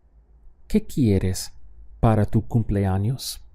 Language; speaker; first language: Spanish; non-native, fluent; English